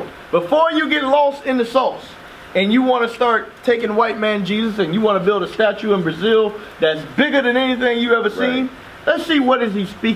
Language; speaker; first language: English; native; English